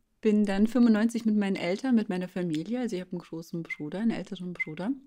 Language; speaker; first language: German; early bilingual, other home language; Russian